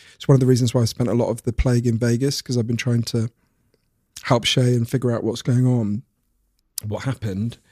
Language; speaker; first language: English; native; English